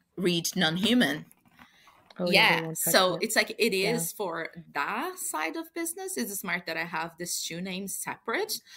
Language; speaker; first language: English; non-native, fluent; Portuguese